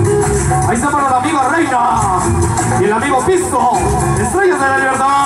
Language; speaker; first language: Spanish; native; Spanish